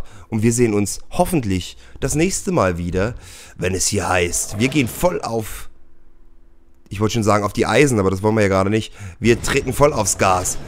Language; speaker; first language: German; native; German